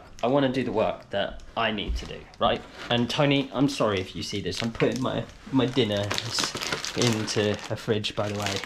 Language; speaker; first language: English; native; English